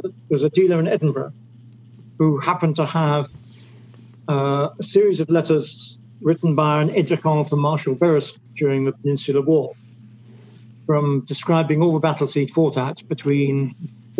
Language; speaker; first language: English; native; English